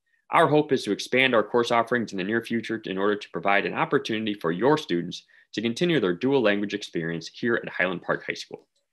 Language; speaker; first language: English; native; English